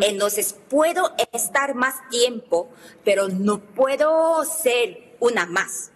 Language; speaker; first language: Spanish; non-native, fluent; Japanese